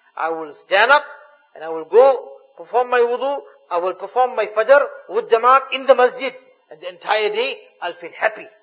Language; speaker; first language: English; native; English